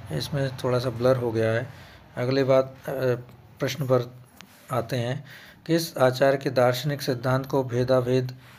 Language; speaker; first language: Hindi; native; Hindi